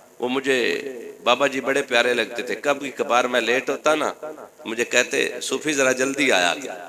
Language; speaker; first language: Urdu; non-native, local second language; Punjabi